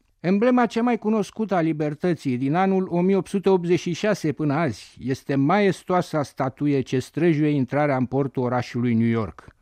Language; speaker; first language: Romanian; native; Romanian